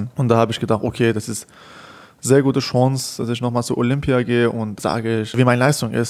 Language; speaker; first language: German; non-native, fluent; Persian